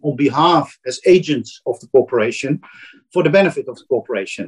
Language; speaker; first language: English; non-native, fluent; Dutch